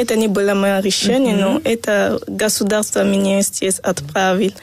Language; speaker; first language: Russian; non-native, learner; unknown